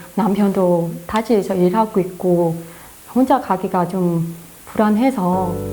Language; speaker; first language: Korean; non-native, fluent; Vietnamese